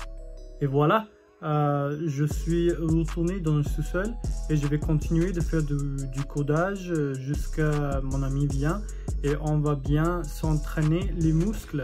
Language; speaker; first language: French; non-native, fluent; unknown